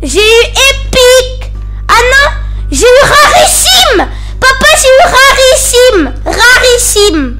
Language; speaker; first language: French; native; French